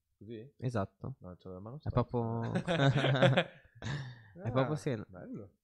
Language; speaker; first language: Italian; native; Italian